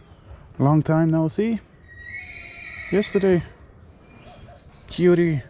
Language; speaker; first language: English; non-native, fluent; German